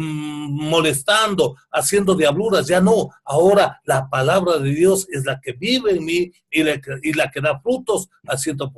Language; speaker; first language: Spanish; native; Spanish